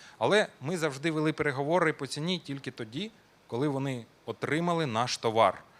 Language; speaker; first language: Ukrainian; non-native, local second language; Russian